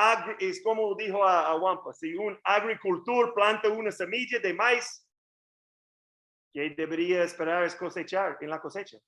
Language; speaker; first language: Spanish; non-native, learner; English